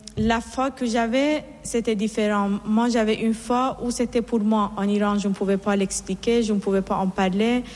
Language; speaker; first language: French; non-native, fluent; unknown